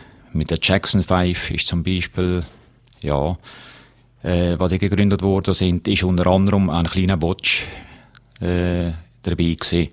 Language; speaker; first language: German; native; German